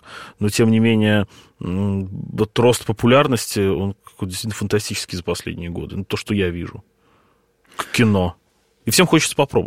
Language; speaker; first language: Russian; native; Russian